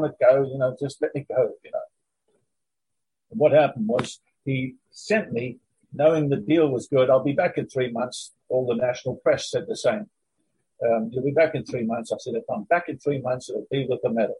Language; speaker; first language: English; native; English